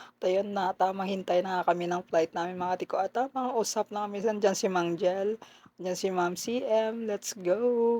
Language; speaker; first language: Filipino; non-native, local second language; Hiligaynon